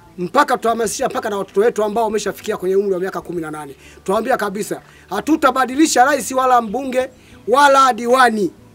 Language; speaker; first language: Swahili; non-native, local second language; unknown